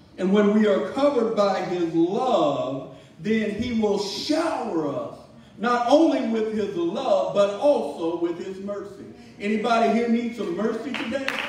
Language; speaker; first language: English; native; English